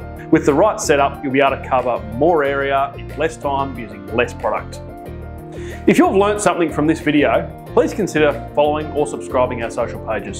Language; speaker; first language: English; native; English